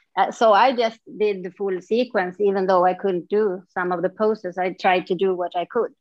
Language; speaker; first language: English; non-native, fluent; Swedish